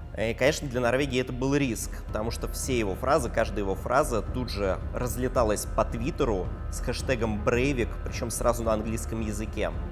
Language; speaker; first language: Russian; native; Russian